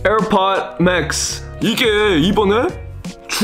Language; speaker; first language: Korean; early bilingual, heritage; Korean